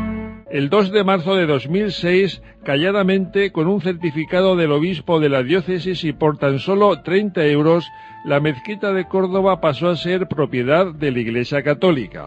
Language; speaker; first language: Spanish; native; Spanish